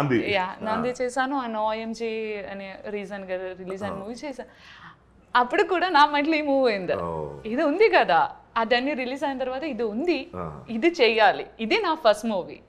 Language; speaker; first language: Telugu; non-native, local second language; Malayalam